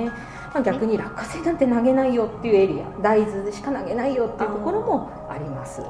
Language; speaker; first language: Japanese; native; Japanese